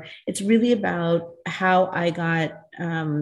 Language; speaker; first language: English; native; English